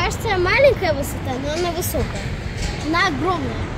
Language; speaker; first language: Russian; native; Russian